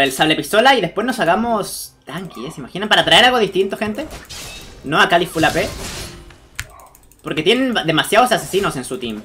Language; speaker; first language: Spanish; native; Spanish